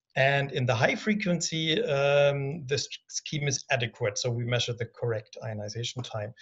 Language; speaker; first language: English; non-native, fluent; German